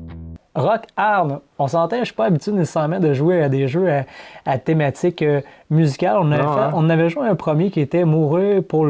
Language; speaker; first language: French; native; French